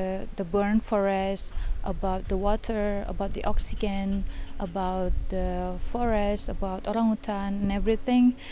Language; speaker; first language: English; non-native, fluent; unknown